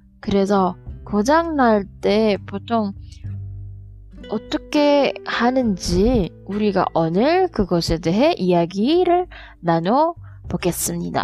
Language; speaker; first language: Korean; non-native, fluent; Indonesian